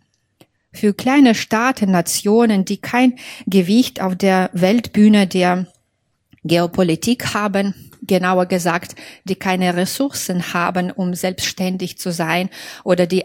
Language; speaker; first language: German; non-native, fluent; Russian